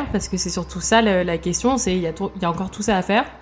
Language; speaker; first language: French; native; French